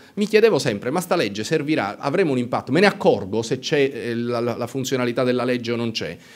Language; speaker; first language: Italian; native; Italian